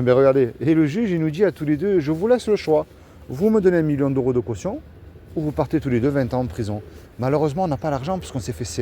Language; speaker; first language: French; native; French